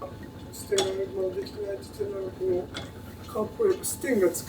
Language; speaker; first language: Japanese; native; Japanese